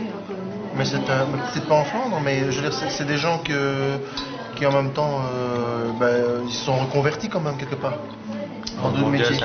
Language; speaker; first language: French; native; French